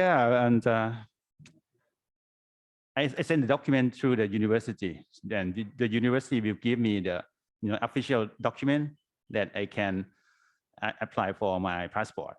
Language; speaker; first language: English; non-native, fluent; Thai